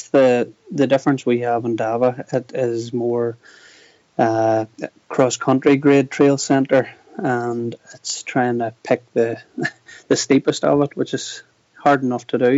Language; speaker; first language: English; native; English